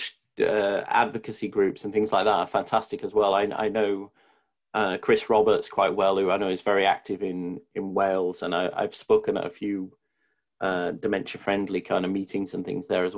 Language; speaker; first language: English; native; English